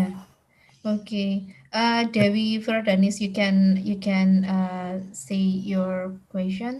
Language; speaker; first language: English; non-native, fluent; Indonesian